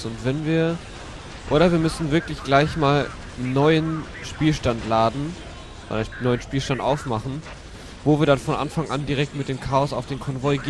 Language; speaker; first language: German; native; German